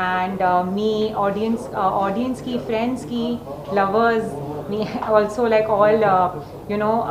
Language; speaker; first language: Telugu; non-native, learner; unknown